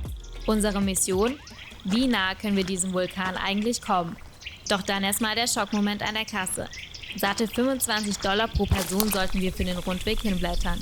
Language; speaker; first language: German; native; German